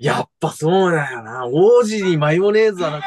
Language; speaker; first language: Japanese; native; Japanese